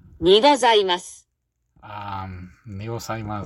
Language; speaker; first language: Japanese; non-native, learner; English